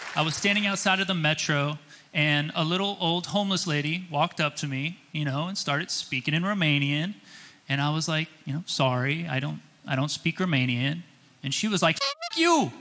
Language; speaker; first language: English; native; English